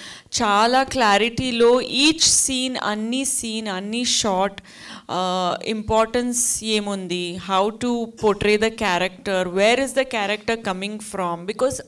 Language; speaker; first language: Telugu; non-native, learner; Hindi